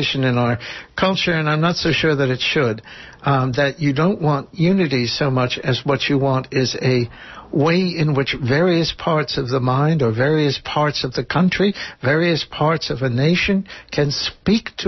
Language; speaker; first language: English; native; English